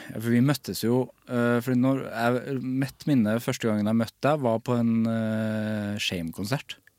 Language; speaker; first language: Norwegian; native; Norwegian